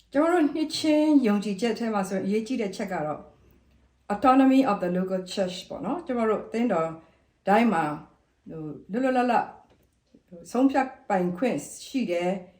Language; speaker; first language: Burmese; non-native, local second language; S'gaw Karen